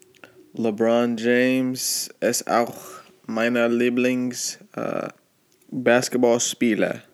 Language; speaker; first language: German; non-native, learner; English